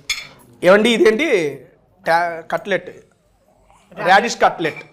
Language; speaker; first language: Telugu; native; Telugu